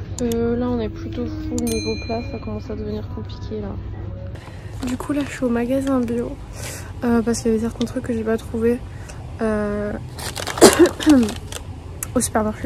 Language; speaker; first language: French; native; French